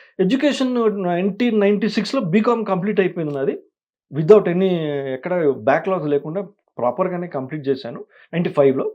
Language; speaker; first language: Telugu; native; Telugu